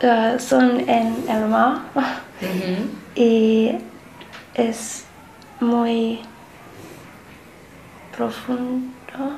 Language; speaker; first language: Spanish; non-native, learner; English